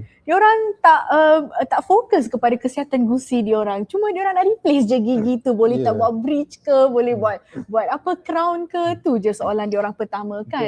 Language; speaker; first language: Malay; native; Malay